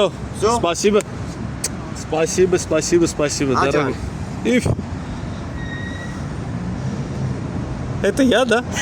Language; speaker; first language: Russian; non-native, fluent; Armenian